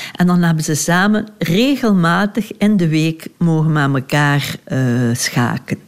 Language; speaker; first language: Dutch; native; Dutch